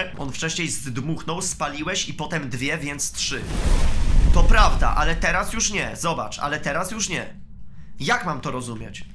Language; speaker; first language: Polish; native; Polish